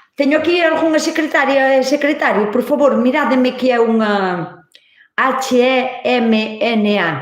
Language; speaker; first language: Galician; native; Galician